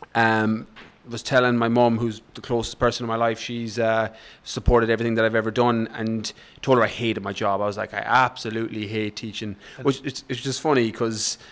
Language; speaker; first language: English; native; English